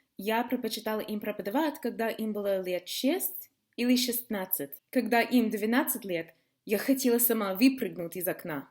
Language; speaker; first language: Russian; non-native, fluent; English